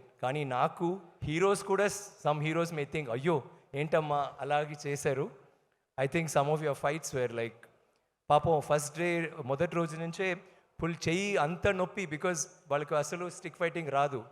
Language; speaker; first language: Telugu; non-native, learner; Tamil